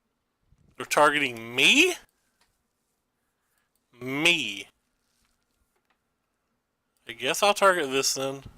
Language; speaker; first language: English; native; English